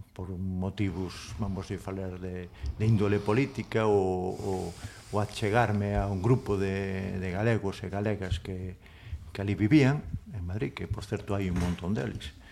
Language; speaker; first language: Galician; non-native, local second language; Spanish